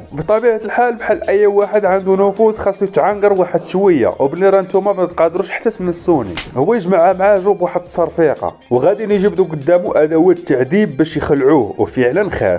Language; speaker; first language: Arabic; native; Arabic